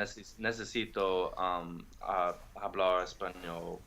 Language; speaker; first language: Spanish; non-native, learner; English